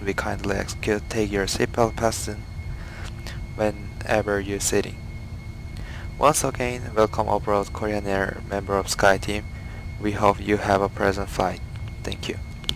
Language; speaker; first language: English; non-native, fluent; Korean